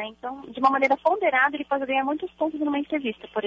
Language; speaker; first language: Portuguese; native; Portuguese